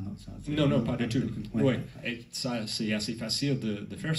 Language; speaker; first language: French; non-native, learner; English